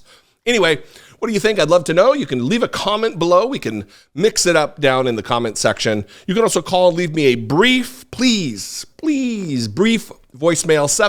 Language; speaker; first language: English; native; English